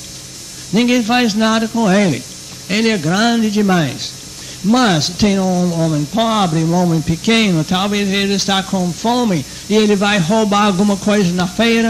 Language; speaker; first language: Portuguese; non-native, fluent; English